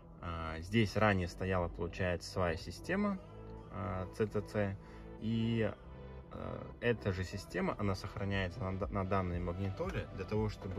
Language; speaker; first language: Russian; native; Russian